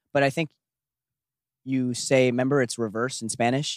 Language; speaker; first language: English; native; English